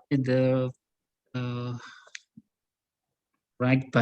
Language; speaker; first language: English; non-native, learner; Indonesian